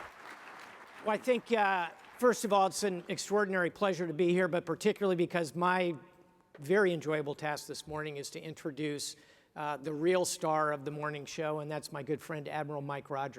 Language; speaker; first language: English; native; English